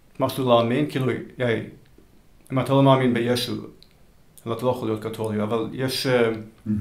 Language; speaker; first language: Hebrew; early bilingual, heritage; Hebrew